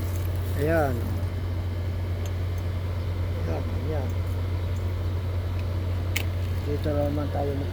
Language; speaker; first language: Filipino; native; Filipino